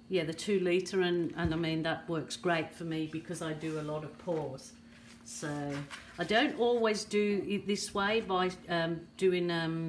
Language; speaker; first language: English; native; English